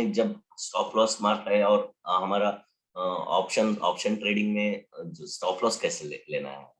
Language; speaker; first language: Hindi; non-native, local second language; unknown